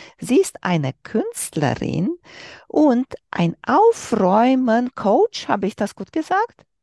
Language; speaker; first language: German; non-native, learner; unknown